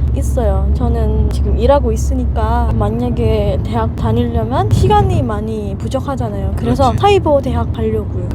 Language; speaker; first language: Korean; non-native, fluent; Indonesian